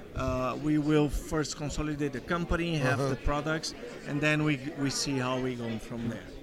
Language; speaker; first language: English; non-native, fluent; Portuguese